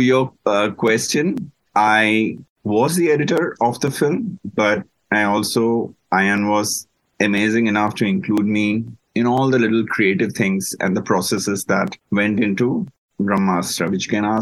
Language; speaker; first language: English; non-native, local second language; Malayalam